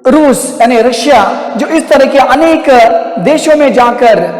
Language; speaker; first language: Hindi; non-native, local second language; Kannada